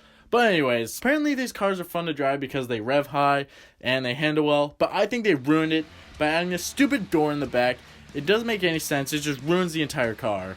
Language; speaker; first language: English; native; English